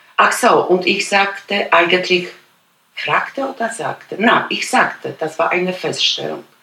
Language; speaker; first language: German; non-native, fluent; Polish